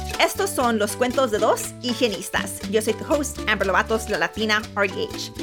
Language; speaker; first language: Spanish; early bilingual, heritage; Spanish